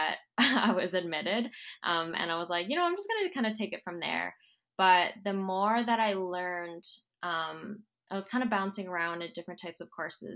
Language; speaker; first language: English; native; English